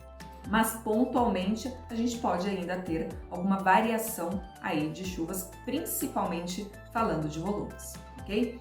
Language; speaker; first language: Portuguese; native; Portuguese